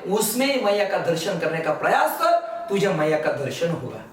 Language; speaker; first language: Hindi; non-native, local second language; Marathi